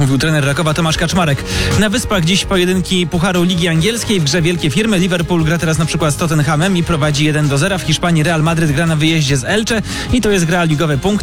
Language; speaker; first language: Polish; native; Polish